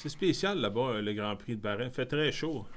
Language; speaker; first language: French; native; French